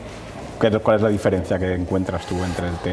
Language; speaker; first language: Spanish; non-native, local second language; Catalan